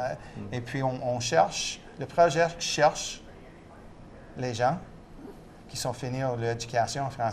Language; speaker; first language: French; non-native, local second language; English